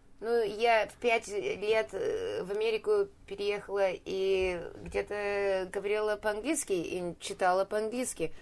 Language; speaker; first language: Russian; early bilingual, heritage; Russian